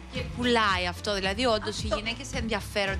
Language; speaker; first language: Greek; native; Greek